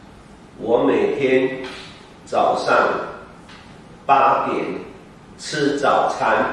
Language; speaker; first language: Chinese; non-native, learner; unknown